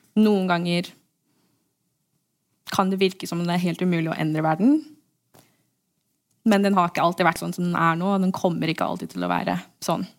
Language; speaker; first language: Norwegian; early bilingual, heritage; English